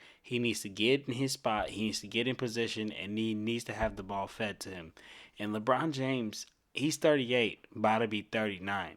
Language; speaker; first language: English; native; English